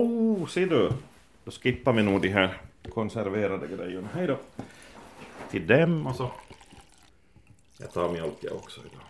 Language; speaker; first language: Swedish; native; Swedish